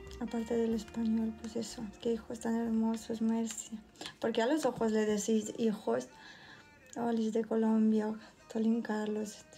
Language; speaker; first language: Spanish; non-native, fluent; Ukrainian